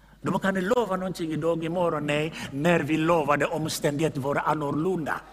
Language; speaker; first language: Swedish; non-native, fluent; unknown